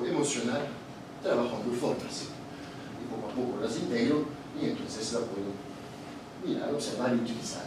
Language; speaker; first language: Spanish; non-native, fluent; Italian